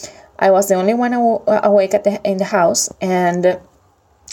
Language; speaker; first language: English; non-native, fluent; Spanish